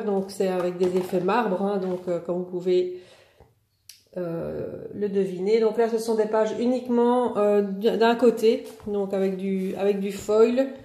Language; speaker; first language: French; native; French